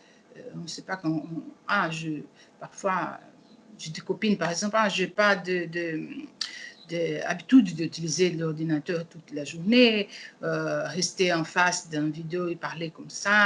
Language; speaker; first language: French; non-native, learner; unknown